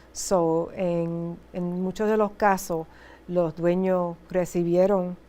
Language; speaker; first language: Spanish; early bilingual, heritage; Spanish